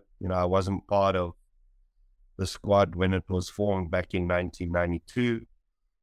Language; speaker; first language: English; native; English